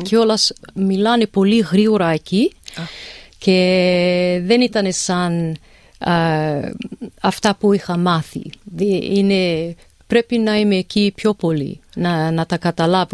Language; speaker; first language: Greek; early bilingual, heritage; English